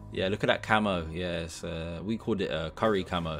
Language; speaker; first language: English; native; English